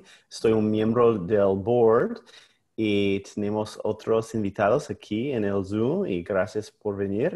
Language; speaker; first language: Spanish; non-native, learner; English